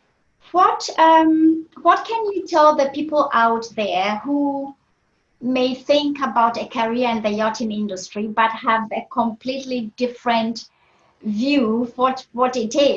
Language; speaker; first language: English; non-native, fluent; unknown